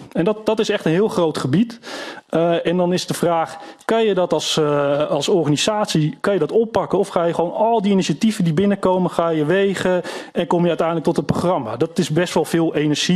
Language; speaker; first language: Dutch; native; Dutch